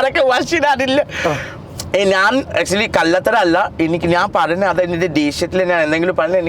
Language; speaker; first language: Malayalam; non-native, local second language; Assamese